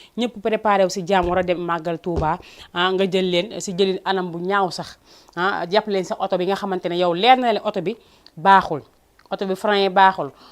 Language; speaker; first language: Wolof; native; Wolof